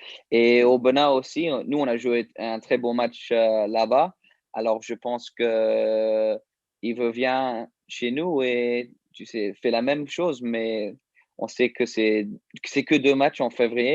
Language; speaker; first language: French; early bilingual, heritage; English